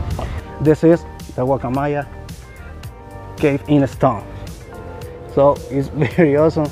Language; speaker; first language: English; non-native, learner; Spanish